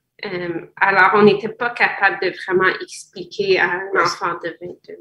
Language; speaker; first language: French; non-native, fluent; English